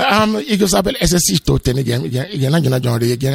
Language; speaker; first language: Hungarian; non-native, fluent; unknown